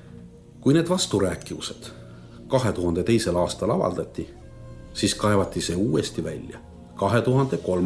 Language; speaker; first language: Estonian; native; Estonian